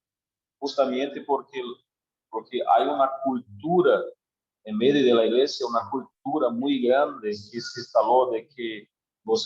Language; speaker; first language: Spanish; non-native, learner; Portuguese